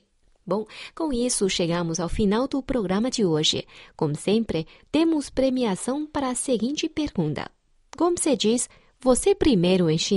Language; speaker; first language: Portuguese; non-native, fluent; Chinese